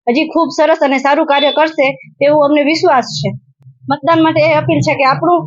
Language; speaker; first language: Gujarati; native; Gujarati